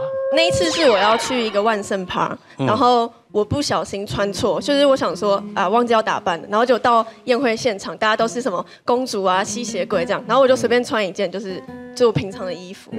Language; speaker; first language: Chinese; native; Chinese